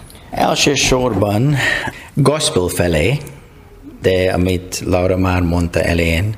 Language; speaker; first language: Hungarian; non-native, learner; English